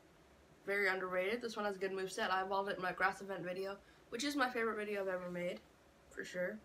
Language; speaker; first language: English; native; English